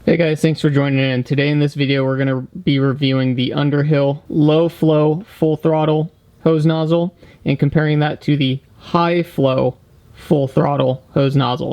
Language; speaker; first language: English; native; English